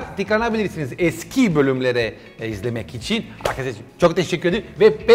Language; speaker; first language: Turkish; non-native, learner; Italian